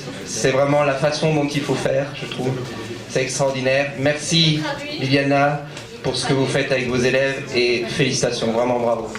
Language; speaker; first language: French; native; French